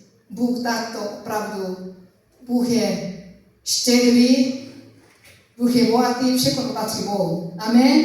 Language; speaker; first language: Czech; non-native, learner; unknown